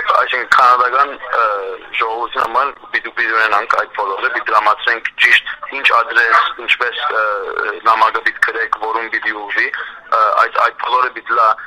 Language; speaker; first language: Armenian; early bilingual, heritage; Armenian